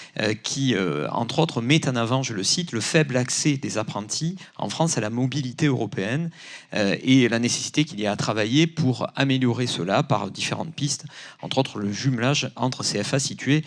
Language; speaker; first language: French; native; French